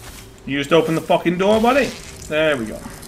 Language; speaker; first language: English; native; English